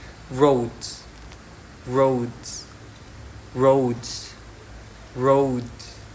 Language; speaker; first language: English; non-native, learner; Indonesian